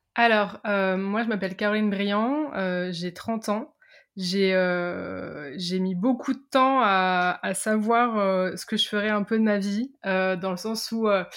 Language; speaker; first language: French; native; French